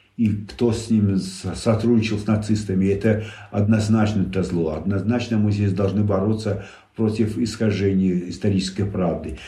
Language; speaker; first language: Russian; non-native, local second language; Tajik